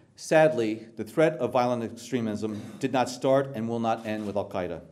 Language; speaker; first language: English; native; English